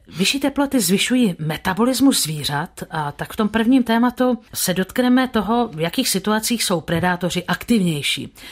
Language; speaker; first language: Czech; native; Czech